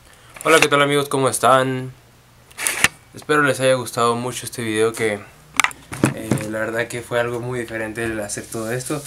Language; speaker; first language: Spanish; native; Spanish